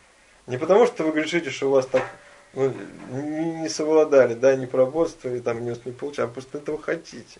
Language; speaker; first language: Russian; native; Russian